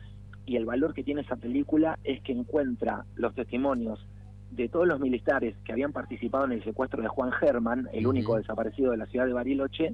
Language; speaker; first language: Spanish; native; Spanish